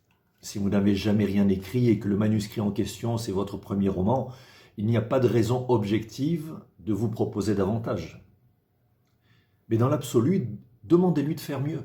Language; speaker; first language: French; native; French